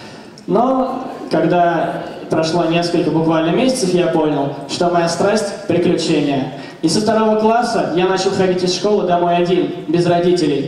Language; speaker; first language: Russian; native; Russian